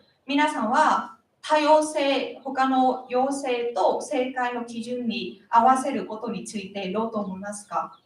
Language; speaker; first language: Japanese; non-native, learner; Vietnamese